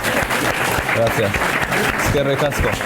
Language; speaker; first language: Spanish; non-native, learner; Central Atlas Tamazight